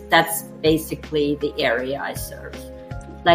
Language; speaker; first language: English; non-native, fluent; German